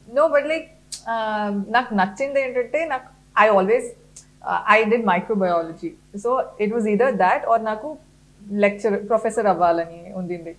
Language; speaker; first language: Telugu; non-native, fluent; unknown